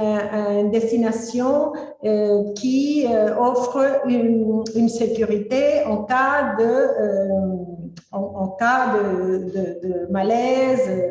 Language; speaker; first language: French; non-native, fluent; Spanish